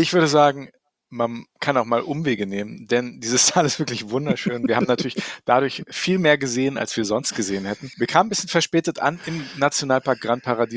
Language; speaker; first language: German; native; German